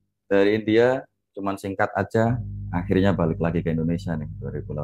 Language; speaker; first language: Indonesian; native; Indonesian